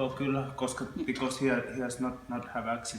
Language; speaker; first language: English; non-native, learner; Finnish